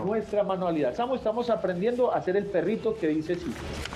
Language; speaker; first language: Spanish; native; Spanish